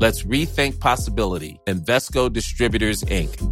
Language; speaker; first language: English; native; English